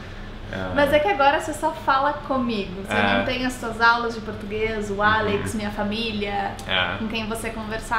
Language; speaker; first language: Portuguese; native; Portuguese